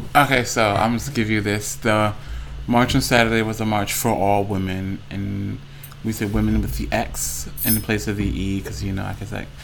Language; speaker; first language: English; native; English